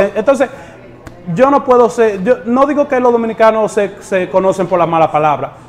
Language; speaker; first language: Spanish; native; Spanish